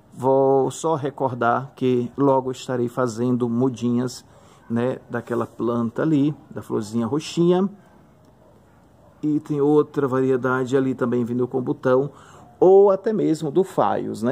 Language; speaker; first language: Portuguese; native; Portuguese